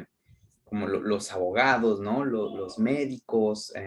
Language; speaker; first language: Spanish; native; Spanish